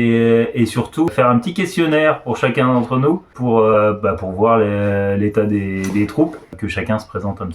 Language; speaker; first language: French; native; French